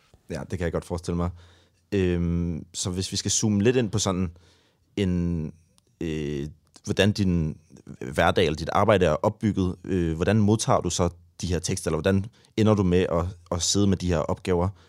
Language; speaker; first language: Danish; native; Danish